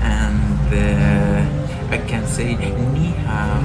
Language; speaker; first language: English; non-native, learner; Persian